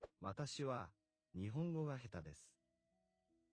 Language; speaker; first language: Japanese; non-native, learner; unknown